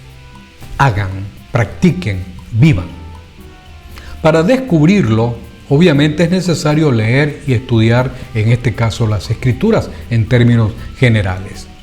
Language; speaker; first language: Spanish; native; Spanish